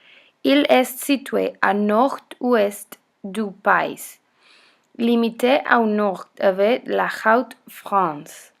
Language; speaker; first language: French; non-native, learner; Spanish